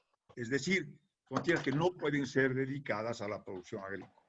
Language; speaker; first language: Spanish; native; Spanish